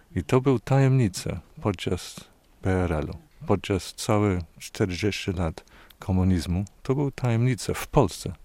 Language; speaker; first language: Polish; non-native, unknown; English